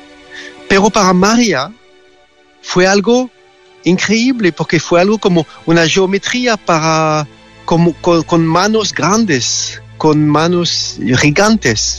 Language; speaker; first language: Spanish; non-native, learner; French